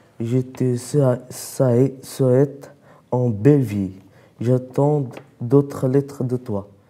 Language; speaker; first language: French; non-native, local second language; Arabic